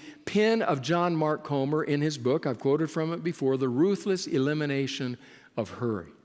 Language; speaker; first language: English; native; English